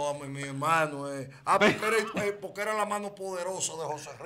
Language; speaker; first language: Spanish; native; Spanish